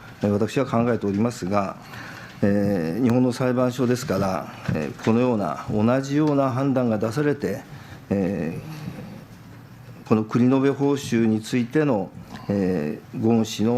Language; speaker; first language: Japanese; native; Japanese